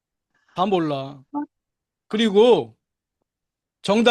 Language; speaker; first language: Korean; native; Korean